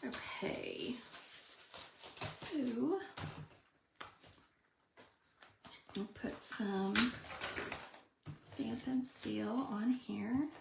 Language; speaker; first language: English; native; English